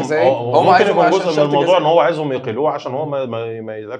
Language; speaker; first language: Arabic; native; Arabic